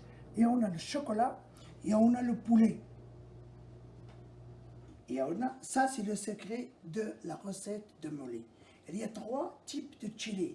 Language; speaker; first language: French; non-native, local second language; Arabic